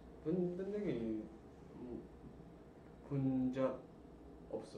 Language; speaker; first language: Korean; non-native, learner; Chinese